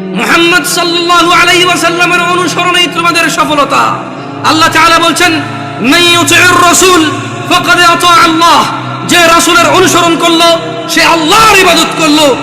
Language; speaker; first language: Bangla; early bilingual, heritage; Bangla